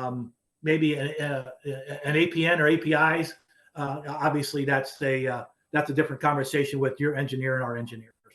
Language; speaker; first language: English; native; English